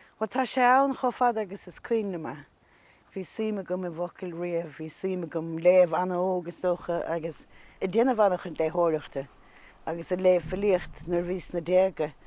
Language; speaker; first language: Irish; native; Irish